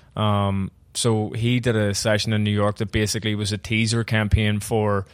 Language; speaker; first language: English; native; English